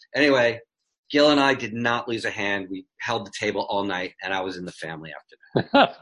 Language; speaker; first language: English; native; English